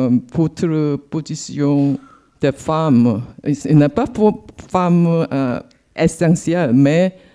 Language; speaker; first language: French; non-native, learner; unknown